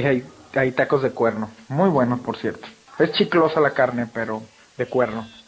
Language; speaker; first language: Spanish; native; Spanish